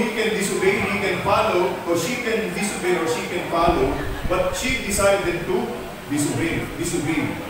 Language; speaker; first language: English; non-native, local second language; Filipino